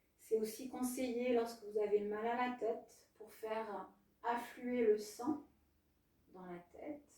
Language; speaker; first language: French; non-native, fluent; Spanish